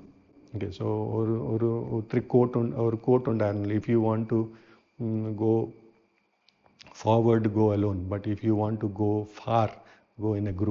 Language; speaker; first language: Malayalam; non-native, fluent; Hindi